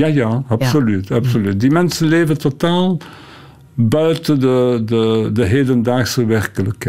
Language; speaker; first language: Dutch; non-native, local second language; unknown